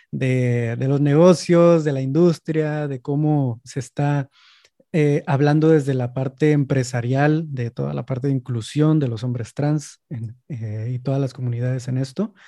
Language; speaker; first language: Spanish; native; Spanish